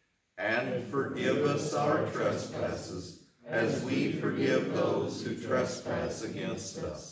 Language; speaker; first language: English; native; English